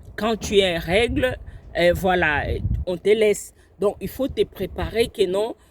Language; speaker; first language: French; non-native, local second language; Lingala